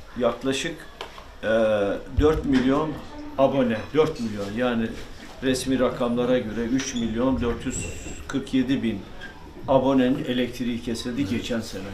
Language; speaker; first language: Turkish; native; Turkish